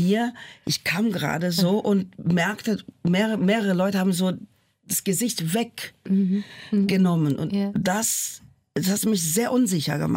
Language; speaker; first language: German; non-native, fluent; Portuguese